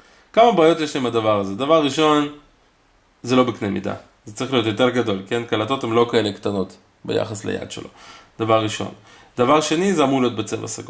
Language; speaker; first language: Hebrew; native; Hebrew